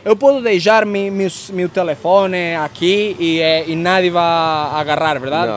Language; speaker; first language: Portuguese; non-native, learner; Spanish